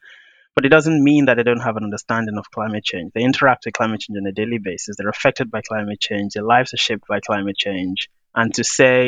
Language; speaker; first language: English; non-native, local second language; Yoruba